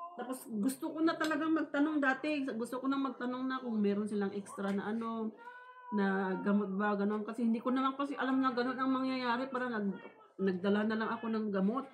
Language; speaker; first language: Filipino; native; Filipino